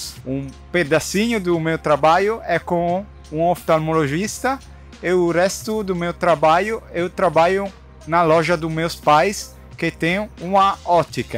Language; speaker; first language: Portuguese; non-native, learner; Italian